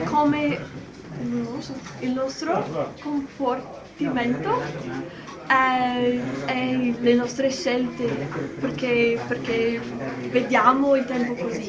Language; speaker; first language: Italian; non-native, learner; English